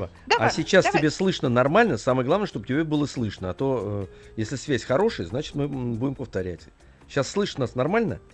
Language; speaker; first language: Russian; native; Russian